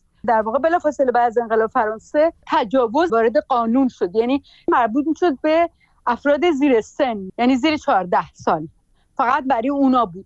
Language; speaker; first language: Persian; native; Persian